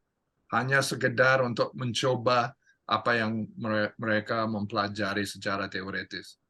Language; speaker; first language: Indonesian; non-native, fluent; English